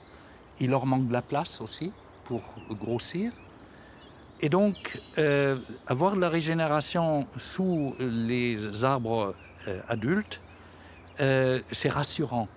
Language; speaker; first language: French; native; French